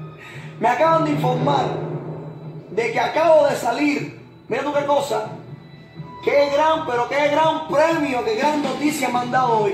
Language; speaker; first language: Spanish; native; Spanish